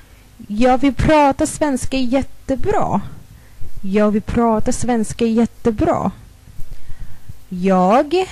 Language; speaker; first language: Swedish; non-native, fluent; Thai